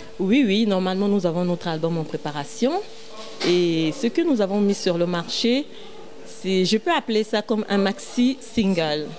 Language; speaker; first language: French; non-native, local second language; Lingala